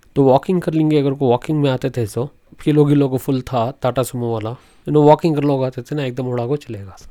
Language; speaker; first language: Hindi; non-native, local second language; Urdu